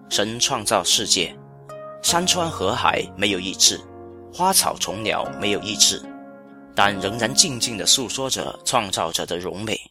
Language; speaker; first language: Chinese; native; Chinese